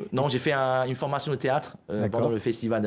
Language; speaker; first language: French; non-native, fluent; Chinese